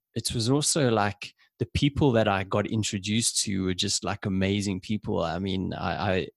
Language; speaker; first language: English; native; English